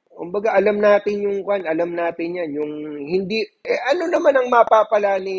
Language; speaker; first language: Filipino; native; Filipino